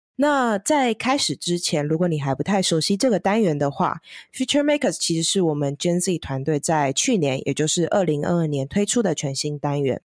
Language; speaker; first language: Chinese; native; Chinese